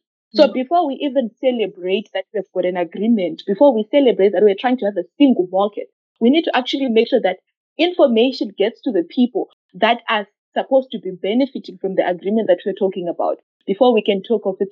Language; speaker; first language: English; non-native, local second language; Shona